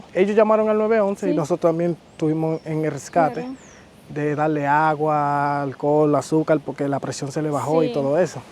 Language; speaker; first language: Spanish; native; Spanish